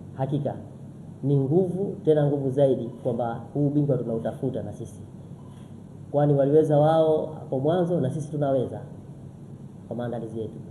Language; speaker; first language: Swahili; native; Swahili